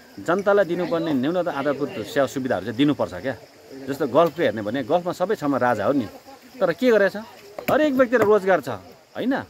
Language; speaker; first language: Nepali; native; Nepali